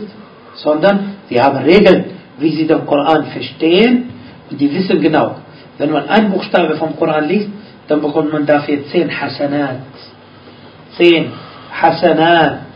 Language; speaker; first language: German; non-native, fluent; Arabic